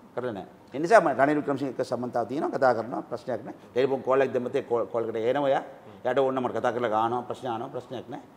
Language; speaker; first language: Sinhala; non-native, local second language; Tamil